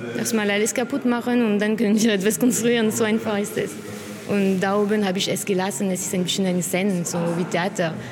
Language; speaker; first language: German; non-native, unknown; French